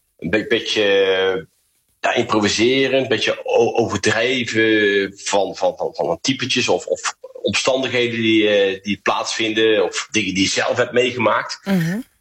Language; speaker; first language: Dutch; native; Dutch